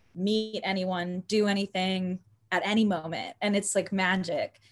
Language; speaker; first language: English; native; English